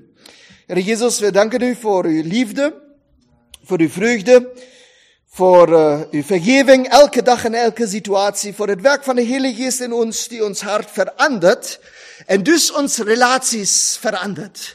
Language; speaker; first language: Dutch; non-native, fluent; German